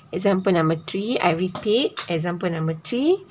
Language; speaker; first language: English; non-native, local second language; Malay